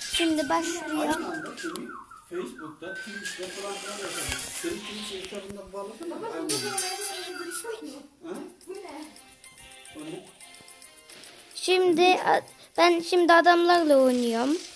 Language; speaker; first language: Turkish; early bilingual, heritage; Turkish